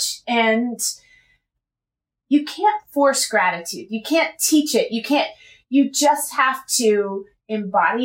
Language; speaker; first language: English; native; English